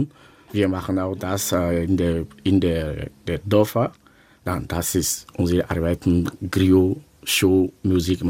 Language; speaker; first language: German; non-native, learner; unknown